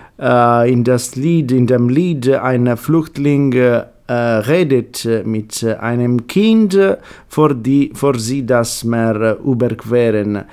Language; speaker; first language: German; non-native, fluent; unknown